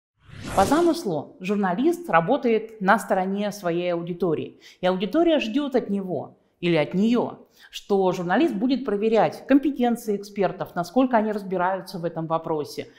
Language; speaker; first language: Russian; native; Russian